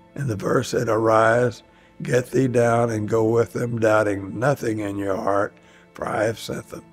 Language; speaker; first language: English; native; English